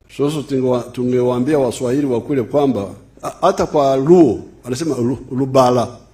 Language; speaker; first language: Swahili; non-native, fluent; Nyankole